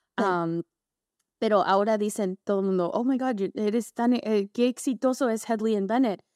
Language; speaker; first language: Spanish; early bilingual, heritage; Spanish